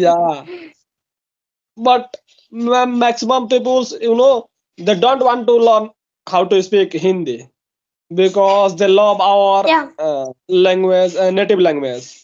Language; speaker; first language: English; non-native, local second language; Hindi